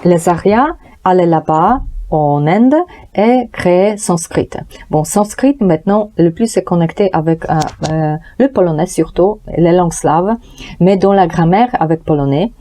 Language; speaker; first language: French; non-native, learner; Polish